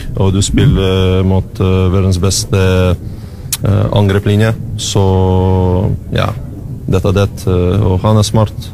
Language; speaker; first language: Norwegian; non-native, learner; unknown